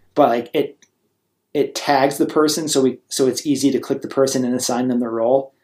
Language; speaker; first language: English; native; English